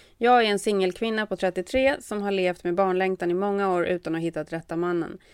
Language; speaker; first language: Swedish; native; Swedish